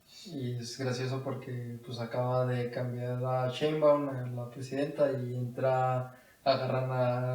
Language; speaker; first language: Spanish; native; Spanish